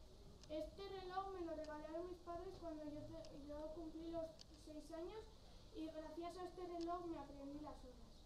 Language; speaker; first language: Spanish; non-native, local second language; Basque